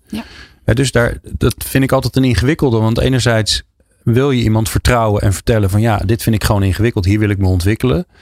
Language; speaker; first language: Dutch; native; Dutch